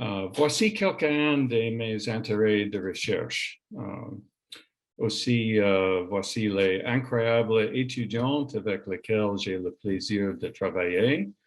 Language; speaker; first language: French; non-native, learner; English